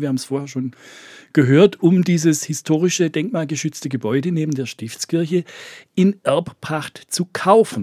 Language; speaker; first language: German; native; German